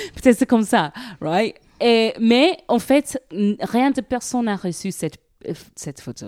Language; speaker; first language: French; non-native, learner; English